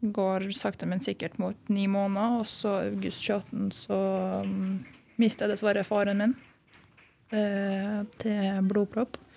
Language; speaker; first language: Norwegian; early bilingual, other home language; Lithuanian